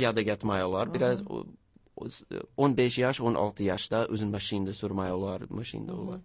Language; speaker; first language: Azerbaijani; non-native, learner; English